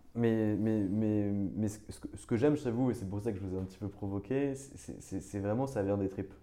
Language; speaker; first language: French; native; French